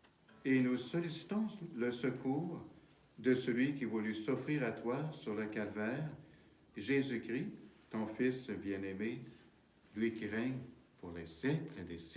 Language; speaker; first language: French; native; French